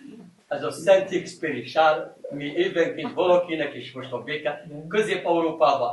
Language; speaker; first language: Hungarian; non-native, learner; Arabic